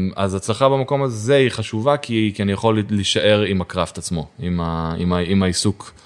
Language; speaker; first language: Hebrew; native; Hebrew